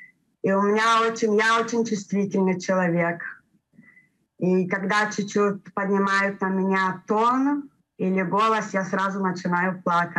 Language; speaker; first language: Russian; early bilingual, heritage; Russian